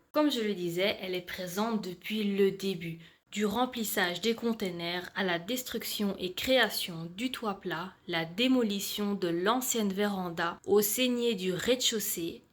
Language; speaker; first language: French; native; French